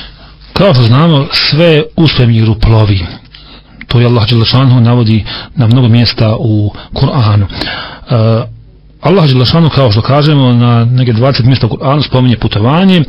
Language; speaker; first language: Serbian; native; Serbian